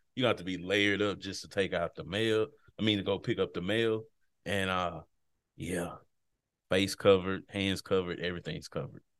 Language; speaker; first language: English; native; English